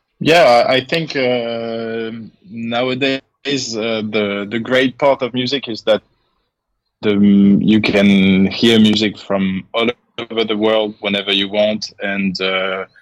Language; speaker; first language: English; non-native, fluent; French